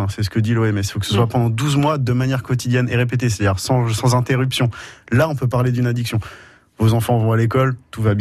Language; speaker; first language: French; native; French